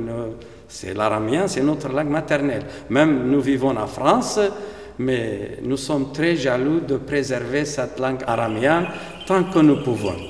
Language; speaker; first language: French; non-native, fluent; Aramaic